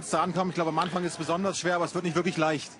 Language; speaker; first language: German; native; German